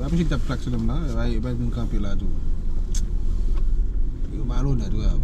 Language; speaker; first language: French; non-native, learner; Haitian Creole